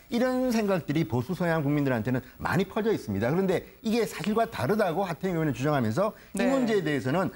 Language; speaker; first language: Korean; native; Korean